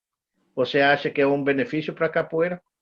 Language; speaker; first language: Portuguese; non-native, learner; English